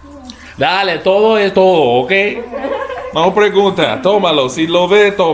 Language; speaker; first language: Spanish; non-native, learner; English